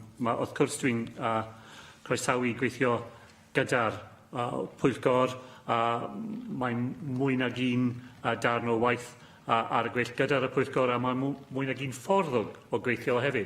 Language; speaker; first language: Welsh; non-native, local second language; English